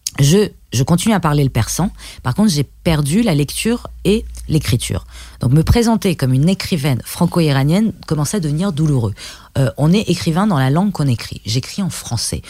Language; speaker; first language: French; early bilingual, other home language; Persian